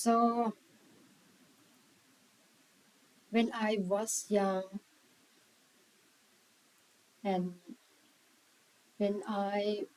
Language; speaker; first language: English; non-native, learner; Thai